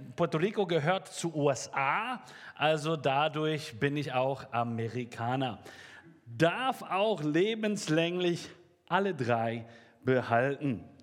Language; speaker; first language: German; native; German